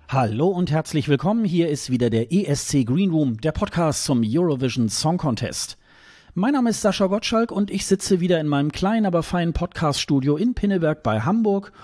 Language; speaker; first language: German; native; German